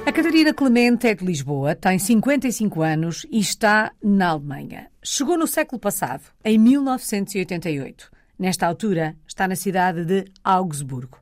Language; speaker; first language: Portuguese; native; Portuguese